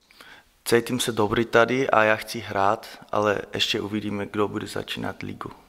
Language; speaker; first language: Czech; non-native, learner; Dutch